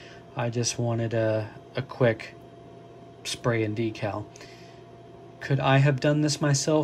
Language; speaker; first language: English; native; English